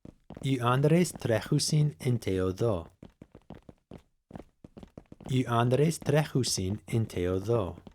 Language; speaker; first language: Greek; non-native, fluent; English